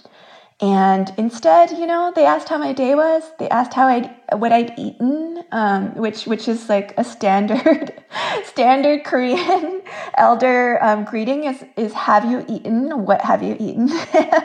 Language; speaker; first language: English; early bilingual, other home language; Korean